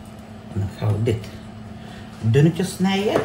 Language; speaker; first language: Dutch; non-native, local second language; Caribbean Hindustani